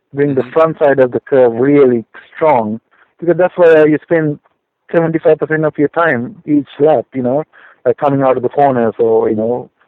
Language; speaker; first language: English; non-native, local second language; Sinhala